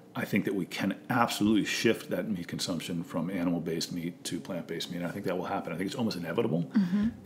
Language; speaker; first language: English; native; English